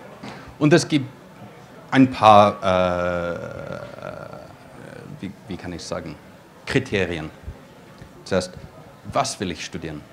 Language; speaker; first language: German; non-native, fluent; English